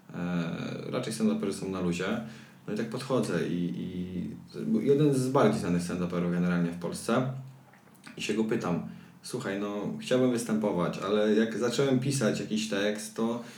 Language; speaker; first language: Polish; native; Polish